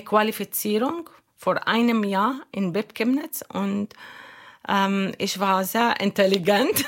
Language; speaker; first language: German; non-native, learner; Arabic